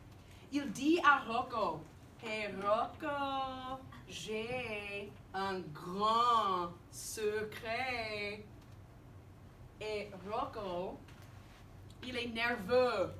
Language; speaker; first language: French; non-native, fluent; English